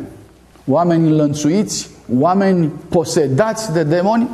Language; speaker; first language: Romanian; native; Romanian